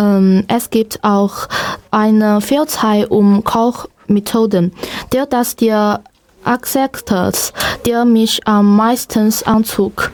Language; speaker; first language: German; non-native, learner; Chinese